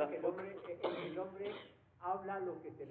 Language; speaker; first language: Spanish; native; Spanish